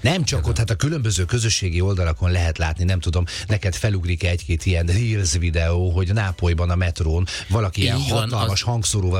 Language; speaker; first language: Hungarian; native; Hungarian